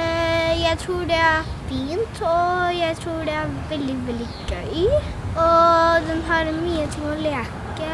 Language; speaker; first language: Norwegian; early bilingual, heritage; Norwegian